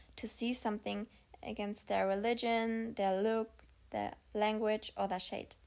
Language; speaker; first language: English; non-native, fluent; German